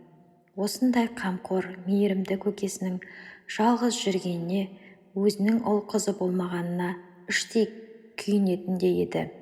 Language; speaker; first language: Kazakh; native; Kazakh